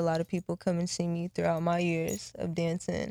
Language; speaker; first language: English; early bilingual, other home language; Japanese